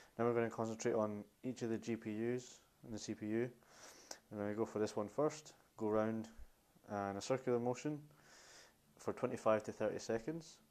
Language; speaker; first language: English; native; English